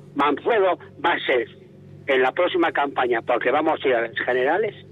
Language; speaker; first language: Spanish; native; Spanish